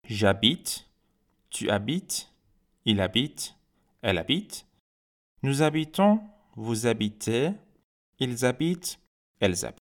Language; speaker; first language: French; non-native, fluent; Persian